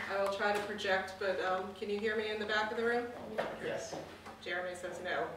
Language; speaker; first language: English; native; English